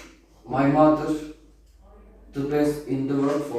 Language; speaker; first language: English; non-native, learner; Turkish